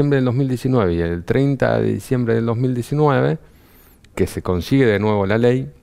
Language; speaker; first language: Spanish; native; Spanish